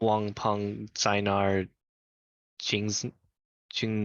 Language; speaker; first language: Chinese; non-native, learner; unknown